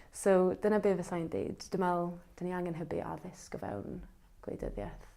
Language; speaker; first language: Welsh; native; Welsh